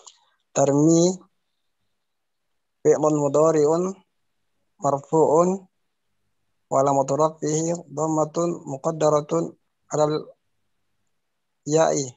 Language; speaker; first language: Arabic; non-native, learner; Indonesian